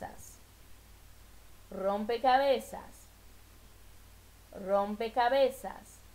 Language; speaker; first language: Spanish; non-native, fluent; Portuguese